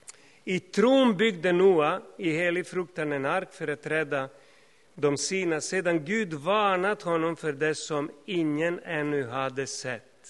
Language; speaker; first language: Swedish; non-native, fluent; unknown